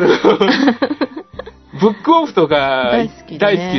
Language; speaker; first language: Japanese; native; Japanese